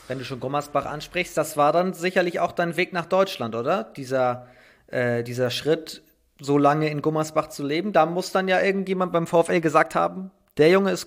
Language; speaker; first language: German; native; German